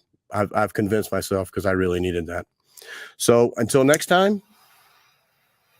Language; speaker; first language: English; native; English